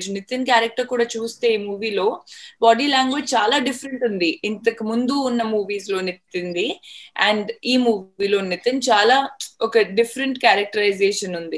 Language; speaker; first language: Telugu; non-native, fluent; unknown